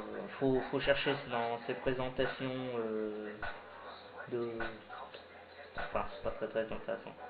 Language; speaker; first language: French; native; French